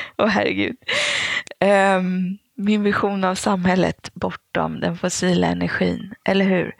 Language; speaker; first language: Swedish; native; Swedish